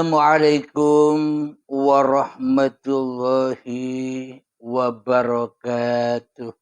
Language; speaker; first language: Indonesian; non-native, local second language; Javanese